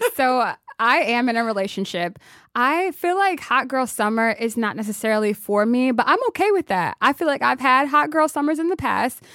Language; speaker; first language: English; native; English